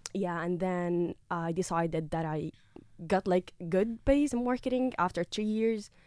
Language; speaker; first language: English; non-native, fluent; Arabic